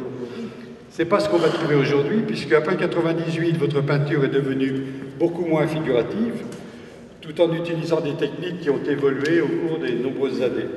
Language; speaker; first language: French; native; French